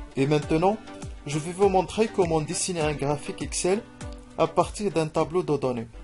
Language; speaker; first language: French; non-native, local second language; Arabic